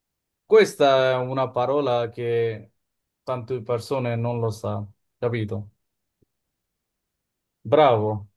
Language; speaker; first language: Italian; non-native, fluent; Bangla